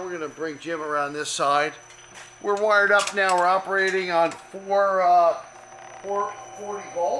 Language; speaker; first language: English; native; English